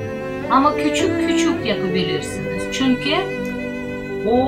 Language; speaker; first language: Turkish; non-native, learner; Russian